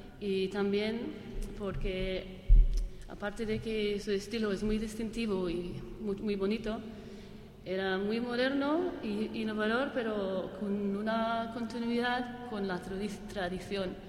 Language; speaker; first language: Spanish; non-native, fluent; English